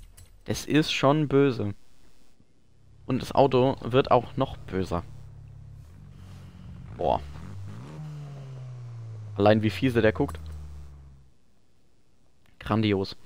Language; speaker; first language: German; native; German